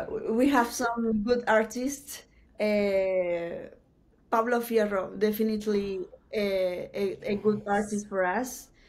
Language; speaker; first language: English; non-native, learner; Spanish